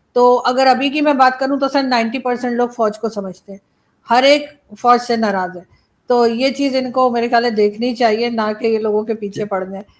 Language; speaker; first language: Hindi; native; Hindi